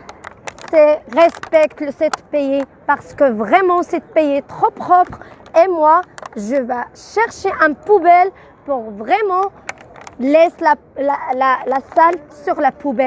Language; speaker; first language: French; non-native, learner; Arabic